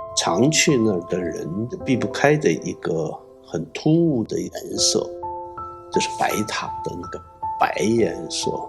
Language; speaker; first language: Chinese; non-native, local second language; Korean